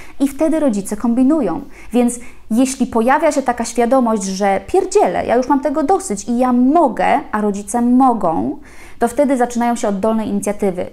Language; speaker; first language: Polish; native; Polish